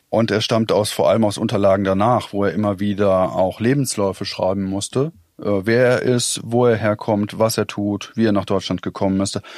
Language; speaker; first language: German; native; German